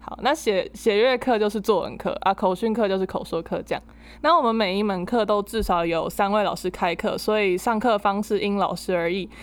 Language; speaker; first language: Chinese; native; Chinese